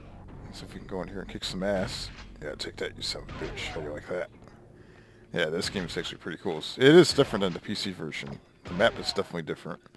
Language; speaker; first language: English; native; English